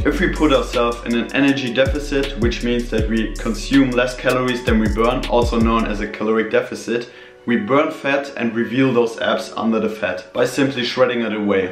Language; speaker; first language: English; non-native, fluent; German